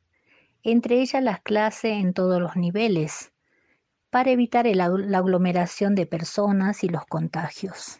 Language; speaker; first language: Spanish; native; Spanish